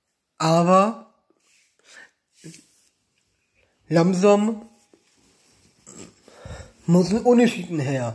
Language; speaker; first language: German; non-native, learner; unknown